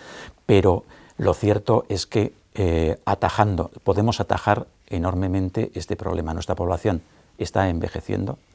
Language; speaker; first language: Spanish; native; Spanish